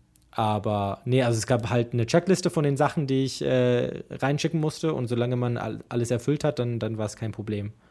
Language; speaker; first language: German; non-native, fluent; English